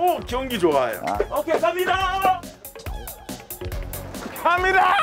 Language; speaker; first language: Korean; non-native, learner; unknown